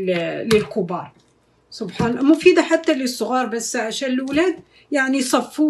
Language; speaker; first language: Arabic; native; Arabic